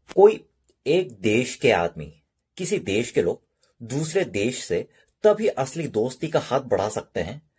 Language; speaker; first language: Hindi; non-native, learner; Korean